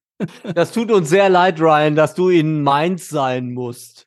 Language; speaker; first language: German; native; German